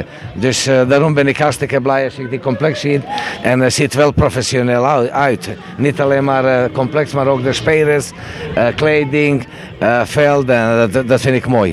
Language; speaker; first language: Dutch; non-native, fluent; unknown